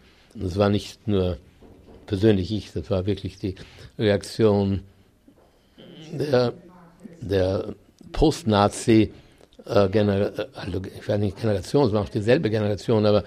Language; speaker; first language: German; native; German